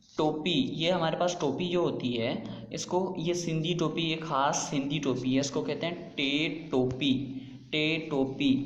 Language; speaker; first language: Urdu; non-native, local second language; Sindhi